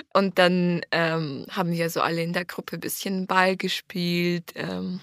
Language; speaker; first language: German; non-native, fluent; Ukrainian